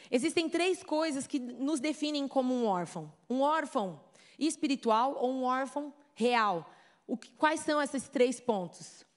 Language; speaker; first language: Portuguese; native; Portuguese